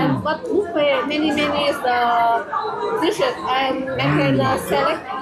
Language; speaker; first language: English; non-native, learner; Vietnamese